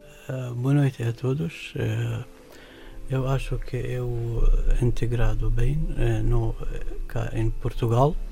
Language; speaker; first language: Portuguese; non-native, learner; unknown